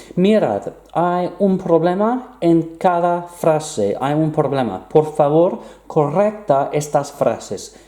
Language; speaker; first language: Spanish; non-native, fluent; English